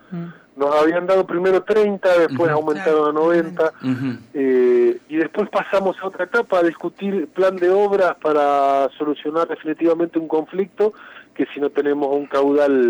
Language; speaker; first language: Spanish; native; Spanish